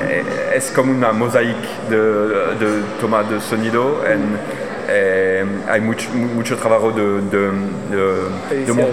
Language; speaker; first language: Spanish; non-native, learner; French